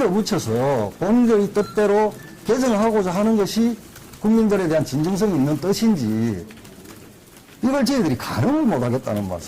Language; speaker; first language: Korean; native; Korean